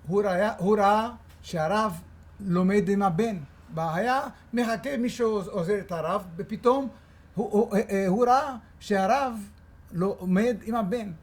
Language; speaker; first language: Hebrew; non-native, fluent; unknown